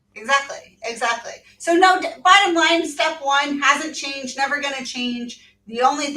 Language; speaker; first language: English; native; English